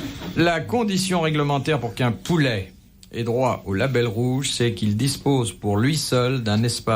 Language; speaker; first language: French; native; French